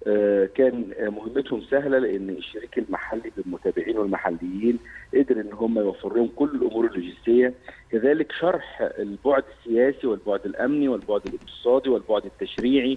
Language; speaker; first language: Arabic; native; Arabic